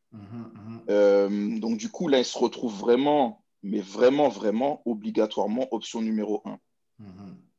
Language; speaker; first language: French; native; French